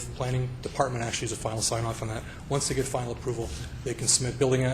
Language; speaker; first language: English; native; English